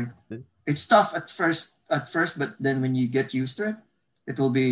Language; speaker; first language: English; non-native, local second language; Hiligaynon